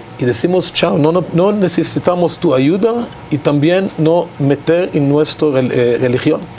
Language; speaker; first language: Spanish; non-native, learner; Hebrew